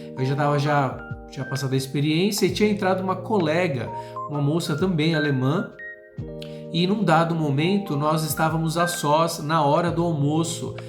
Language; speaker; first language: Portuguese; native; Portuguese